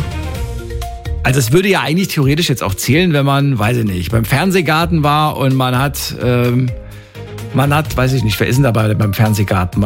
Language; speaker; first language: German; native; German